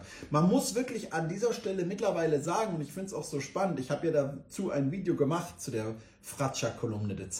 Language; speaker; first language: German; native; German